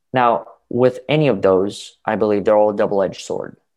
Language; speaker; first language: English; early bilingual, other home language; Russian